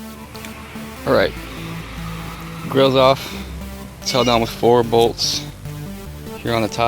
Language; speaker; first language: English; native; English